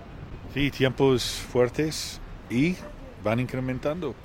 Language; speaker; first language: Spanish; non-native, learner; Portuguese